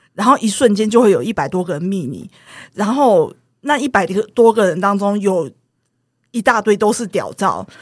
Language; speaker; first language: Chinese; native; Chinese